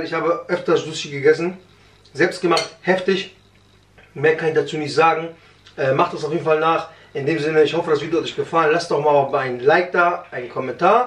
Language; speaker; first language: German; early bilingual, other home language; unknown